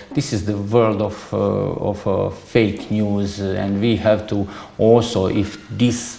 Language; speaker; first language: English; non-native, fluent; Serbian